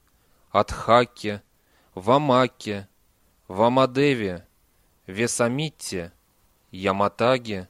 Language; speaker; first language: Russian; native; Russian